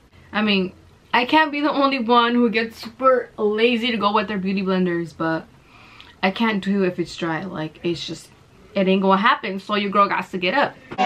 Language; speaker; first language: English; early bilingual, other home language; Spanish